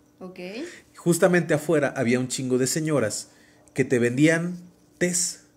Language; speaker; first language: Spanish; native; Spanish